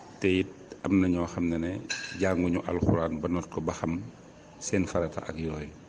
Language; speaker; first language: Wolof; non-native, local second language; Bambara